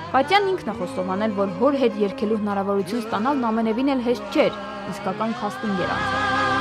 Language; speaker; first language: Armenian; native; Armenian